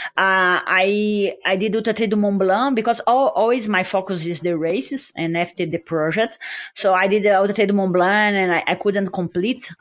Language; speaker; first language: English; non-native, learner; Portuguese